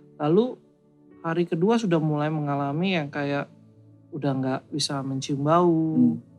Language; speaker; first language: Indonesian; native; Indonesian